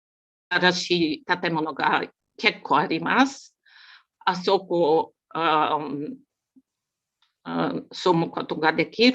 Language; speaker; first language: Japanese; non-native, learner; Bulgarian